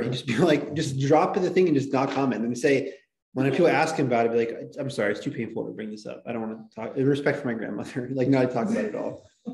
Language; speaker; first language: English; native; English